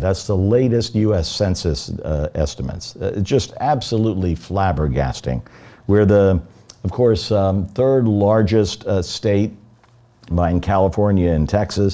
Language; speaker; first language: English; native; English